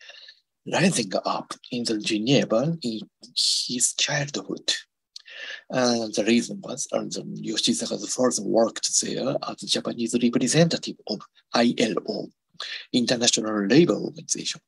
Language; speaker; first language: English; non-native, fluent; Japanese